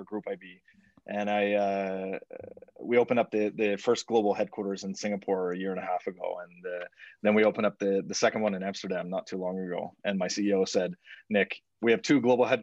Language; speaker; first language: English; native; English